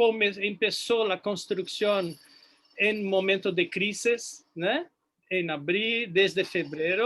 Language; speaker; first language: Spanish; non-native, fluent; Portuguese